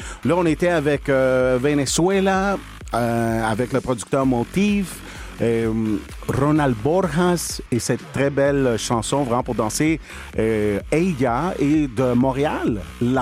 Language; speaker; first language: French; non-native, fluent; Spanish